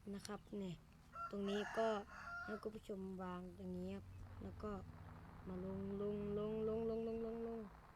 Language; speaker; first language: Thai; native; Thai